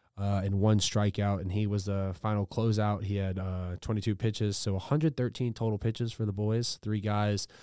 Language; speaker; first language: English; native; English